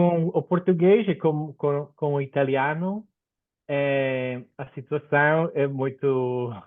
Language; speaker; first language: Portuguese; non-native, fluent; Spanish